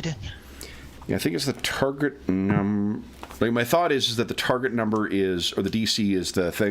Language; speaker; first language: English; native; English